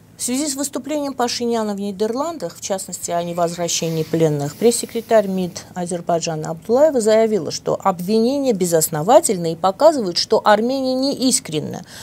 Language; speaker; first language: Russian; non-native, local second language; Armenian